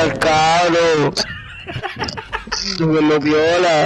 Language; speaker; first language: Spanish; native; Spanish